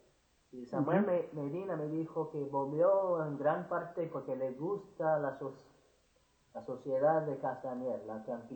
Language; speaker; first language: Spanish; non-native, fluent; English